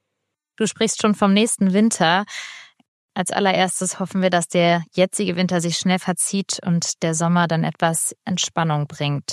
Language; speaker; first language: German; native; German